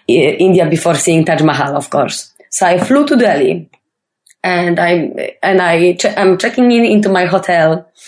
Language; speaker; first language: English; non-native, fluent; Polish